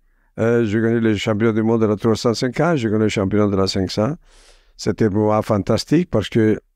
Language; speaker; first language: French; non-native, fluent; Italian